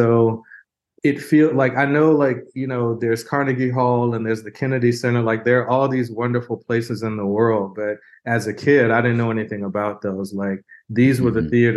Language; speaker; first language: English; native; English